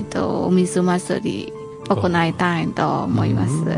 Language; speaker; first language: Japanese; non-native, learner; Burmese